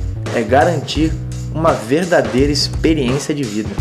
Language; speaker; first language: Portuguese; native; Portuguese